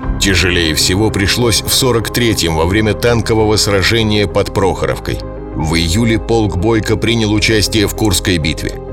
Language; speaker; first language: Russian; native; Russian